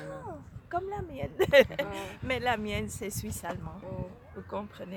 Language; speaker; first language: French; non-native, local second language; Swiss German